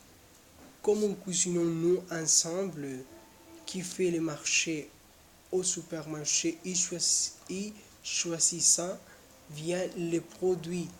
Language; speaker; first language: French; non-native, learner; Spanish